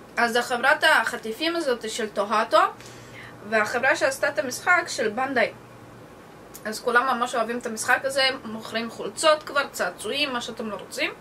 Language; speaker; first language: Hebrew; native; Hebrew